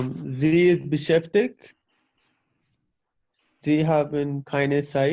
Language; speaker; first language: German; non-native, learner; Hindi